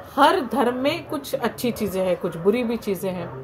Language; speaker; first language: Hindi; non-native, local second language; Marathi